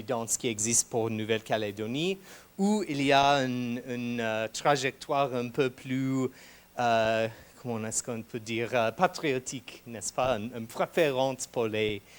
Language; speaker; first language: French; non-native, fluent; English